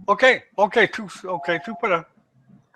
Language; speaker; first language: Spanish; non-native, learner; English